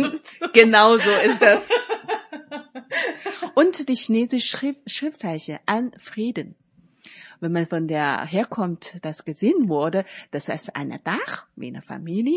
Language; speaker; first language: German; non-native, learner; Chinese